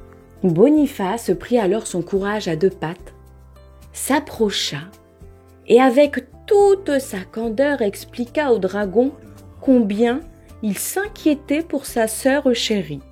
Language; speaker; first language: French; native; French